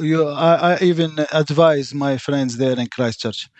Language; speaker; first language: English; non-native, fluent; Arabic